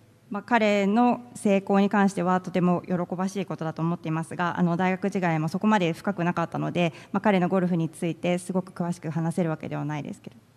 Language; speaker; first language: Japanese; native; Japanese